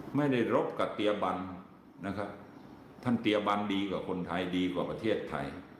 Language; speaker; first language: Thai; native; Thai